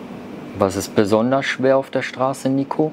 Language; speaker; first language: German; native; German